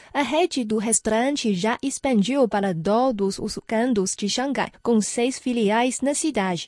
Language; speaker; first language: Portuguese; non-native, fluent; Chinese